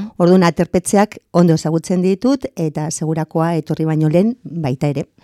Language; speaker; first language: Basque; non-native, local second language; Spanish